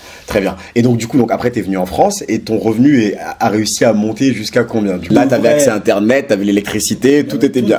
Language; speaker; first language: French; native; French